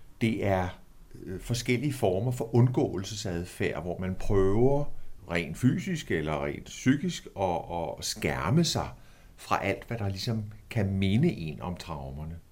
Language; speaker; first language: Danish; native; Danish